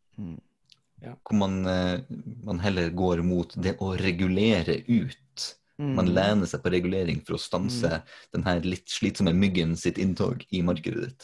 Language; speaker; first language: Norwegian; native; Norwegian